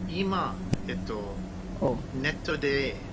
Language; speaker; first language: Japanese; non-native, learner; English